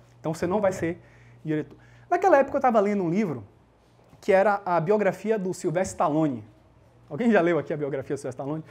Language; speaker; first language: Portuguese; early bilingual, heritage; Portuguese